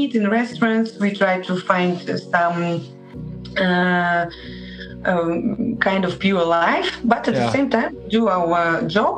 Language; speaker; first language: English; non-native, learner; Russian